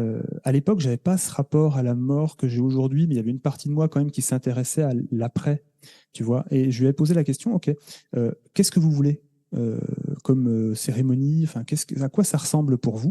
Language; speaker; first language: French; native; French